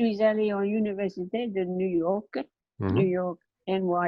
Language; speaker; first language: French; non-native, learner; English